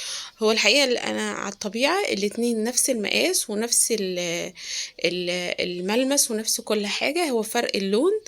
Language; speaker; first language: Arabic; native; Arabic